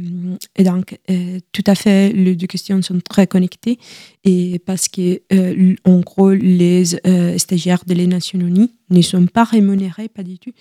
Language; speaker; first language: French; non-native, learner; Italian